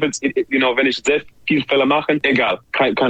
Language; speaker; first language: German; non-native, learner; English